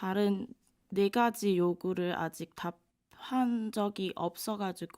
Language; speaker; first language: Korean; non-native, fluent; Cantonese